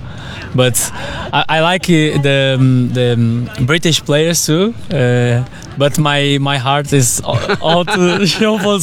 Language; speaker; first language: English; non-native, fluent; Portuguese